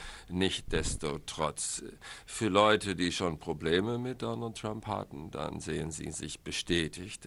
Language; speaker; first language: German; non-native, fluent; English